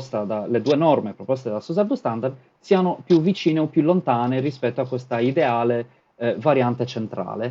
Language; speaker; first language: Italian; native; Italian